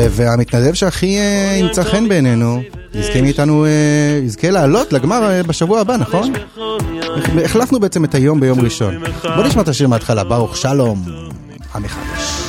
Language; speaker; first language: Hebrew; native; Hebrew